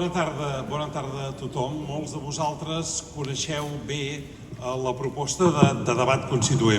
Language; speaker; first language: Catalan; native; Catalan